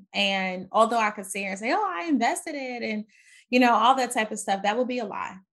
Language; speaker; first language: English; native; English